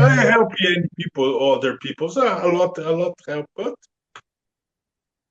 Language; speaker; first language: English; non-native, learner; Portuguese